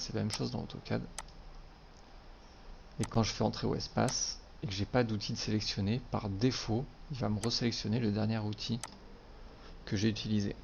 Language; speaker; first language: French; native; French